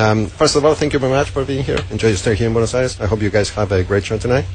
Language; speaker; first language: English; non-native, fluent; Spanish